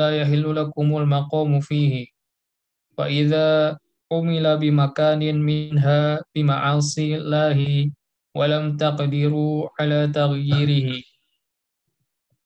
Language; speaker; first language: Arabic; non-native, learner; Indonesian